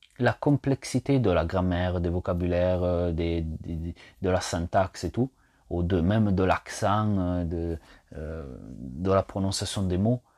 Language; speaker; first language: French; non-native, fluent; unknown